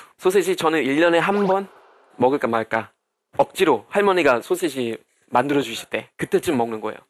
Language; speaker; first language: Korean; non-native, fluent; German